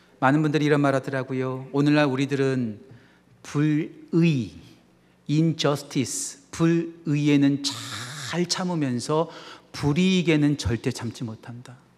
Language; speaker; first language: Korean; native; Korean